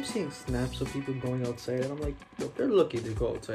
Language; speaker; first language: English; early bilingual, other home language; Spanish